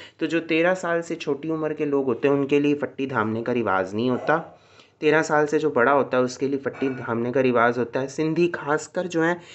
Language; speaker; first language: Hindi; non-native, local second language; Sindhi